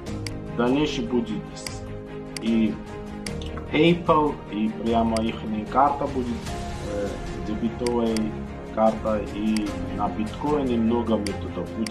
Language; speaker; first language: Russian; non-native, learner; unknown